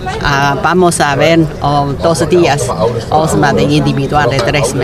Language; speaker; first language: Spanish; non-native, learner; Chinese